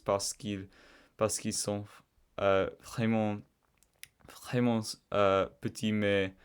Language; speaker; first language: French; non-native, learner; English